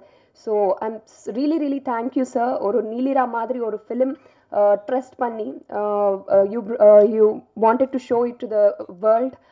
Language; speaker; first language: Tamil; non-native, local second language; Telugu